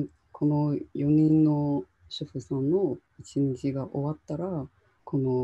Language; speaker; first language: Japanese; non-native, local second language; Chinese